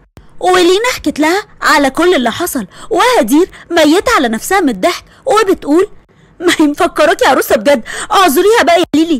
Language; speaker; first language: Arabic; native; Arabic